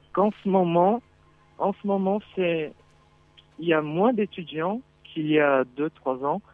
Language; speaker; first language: French; non-native, fluent; Portuguese